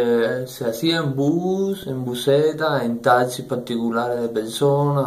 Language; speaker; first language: Spanish; native; Spanish